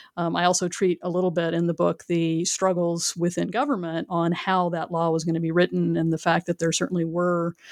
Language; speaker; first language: English; native; English